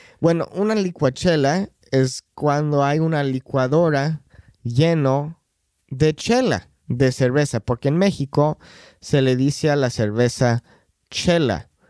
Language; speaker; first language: Spanish; non-native, fluent; English